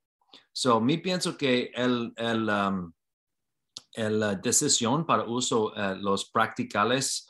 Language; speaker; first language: Spanish; non-native, learner; English